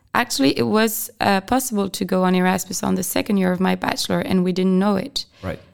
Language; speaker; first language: English; non-native, fluent; French